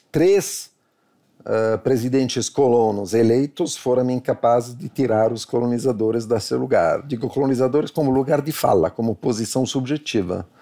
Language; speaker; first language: Portuguese; non-native, fluent; Italian